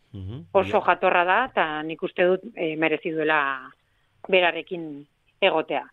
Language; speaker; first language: Basque; non-native, local second language; Spanish